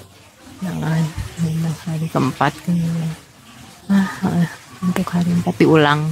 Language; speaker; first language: Indonesian; native; Indonesian